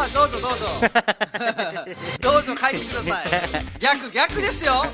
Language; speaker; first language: Japanese; non-native, fluent; Nepali